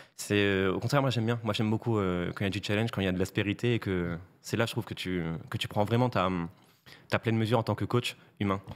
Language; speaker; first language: French; native; French